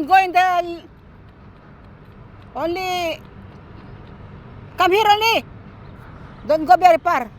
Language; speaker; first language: English; non-native, learner; Filipino